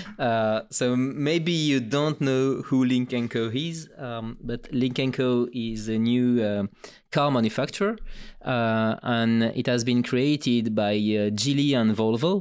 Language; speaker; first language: English; non-native, fluent; French